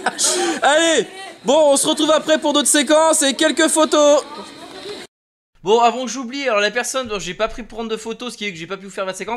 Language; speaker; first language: French; native; French